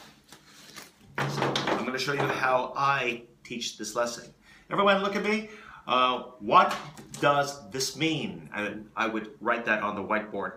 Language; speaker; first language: English; native; English